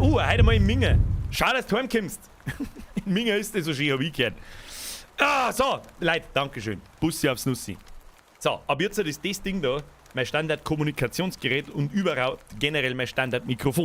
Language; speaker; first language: German; native; German